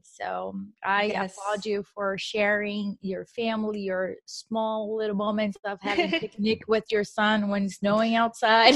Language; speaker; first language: English; non-native, fluent; Portuguese